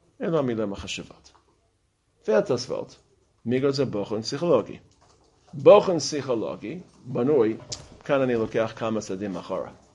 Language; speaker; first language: Hebrew; non-native, fluent; English